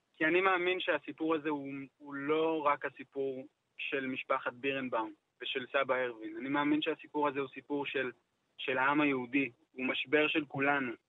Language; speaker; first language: Hebrew; native; Hebrew